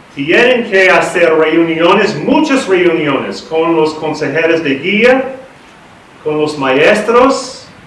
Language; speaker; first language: Spanish; non-native, learner; English